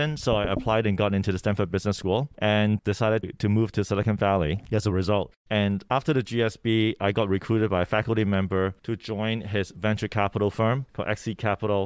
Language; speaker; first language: English; early bilingual, other home language; Cantonese